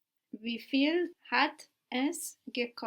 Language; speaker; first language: German; non-native, learner; English